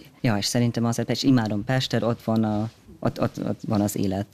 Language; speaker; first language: Hungarian; non-native, fluent; German